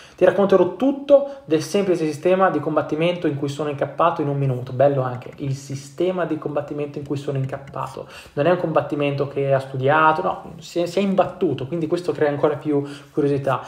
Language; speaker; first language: Italian; native; Italian